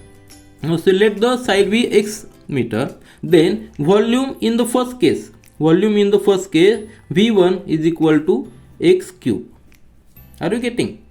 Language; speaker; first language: English; non-native, local second language; Marathi